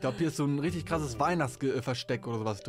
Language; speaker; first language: German; native; German